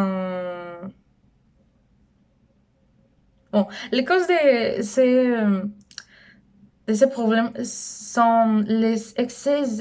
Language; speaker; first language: French; non-native, learner; Spanish